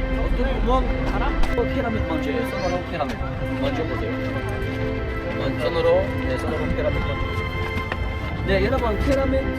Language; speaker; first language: Korean; non-native, learner; Arabic